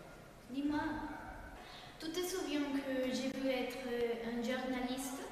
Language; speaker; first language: French; non-native, learner; Spanish